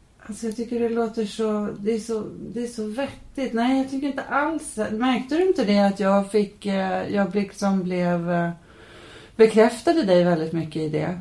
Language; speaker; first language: Swedish; native; Swedish